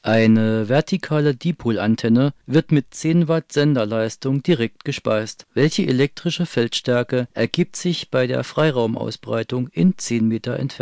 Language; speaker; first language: German; native; German